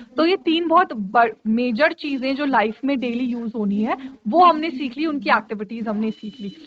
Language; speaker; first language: Hindi; native; Hindi